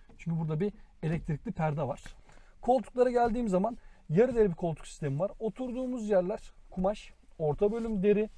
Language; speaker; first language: Turkish; native; Turkish